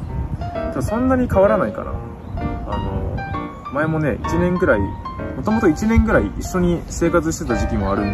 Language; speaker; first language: Japanese; native; Japanese